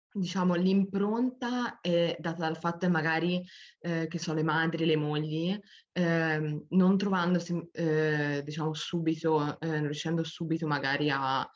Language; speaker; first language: Italian; native; Italian